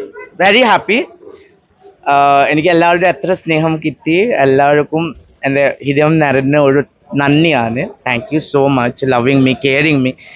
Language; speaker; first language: Malayalam; non-native, fluent; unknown